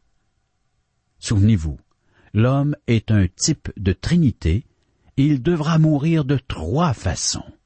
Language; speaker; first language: French; native; French